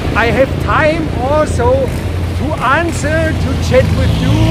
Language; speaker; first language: English; non-native, fluent; German